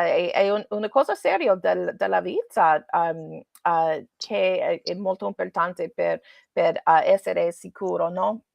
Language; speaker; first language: Italian; non-native, learner; English